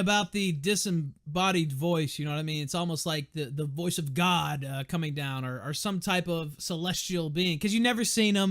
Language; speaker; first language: English; native; English